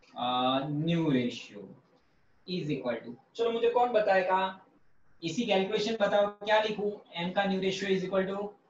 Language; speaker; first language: Hindi; non-native, local second language; Gujarati